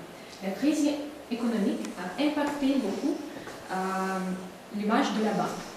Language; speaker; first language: French; non-native, learner; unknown